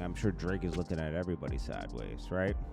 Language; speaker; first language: English; native; English